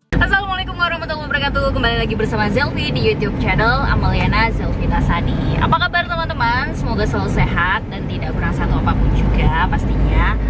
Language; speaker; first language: Indonesian; native; Indonesian